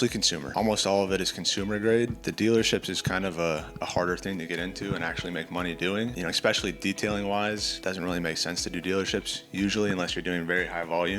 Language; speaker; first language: English; native; English